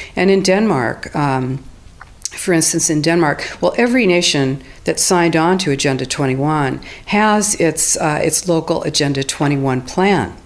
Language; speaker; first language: English; native; English